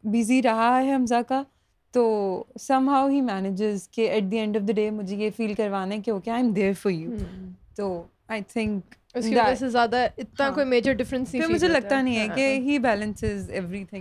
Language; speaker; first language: Urdu; native; Urdu